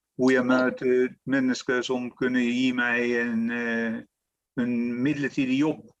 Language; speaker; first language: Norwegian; non-native, fluent; Dutch